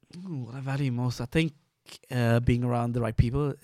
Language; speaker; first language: English; non-native, local second language; Sinhala